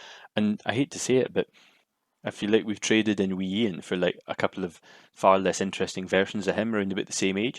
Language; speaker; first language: English; native; English